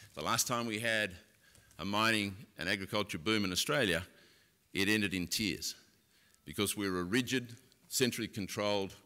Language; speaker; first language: English; native; English